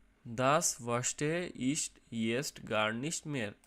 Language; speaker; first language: German; non-native, fluent; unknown